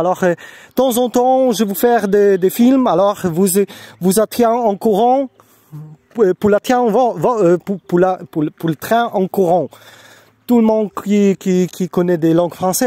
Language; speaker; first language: French; non-native, learner; Polish